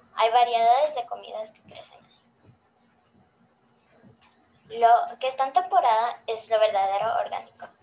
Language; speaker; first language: Spanish; early bilingual, heritage; Spanish